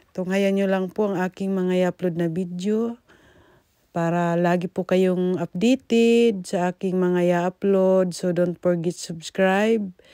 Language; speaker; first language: Filipino; non-native, local second language; Hiligaynon